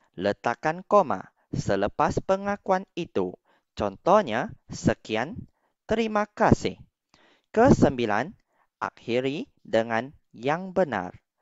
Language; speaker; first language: Malay; non-native, local second language; Chinese